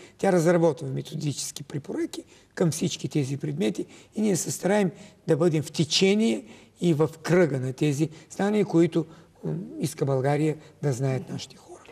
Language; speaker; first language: Bulgarian; early bilingual, heritage; Bulgarian